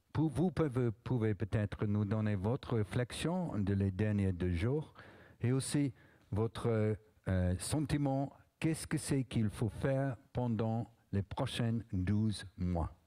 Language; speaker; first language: French; non-native, learner; English